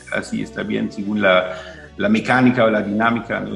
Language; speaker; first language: Spanish; non-native, fluent; German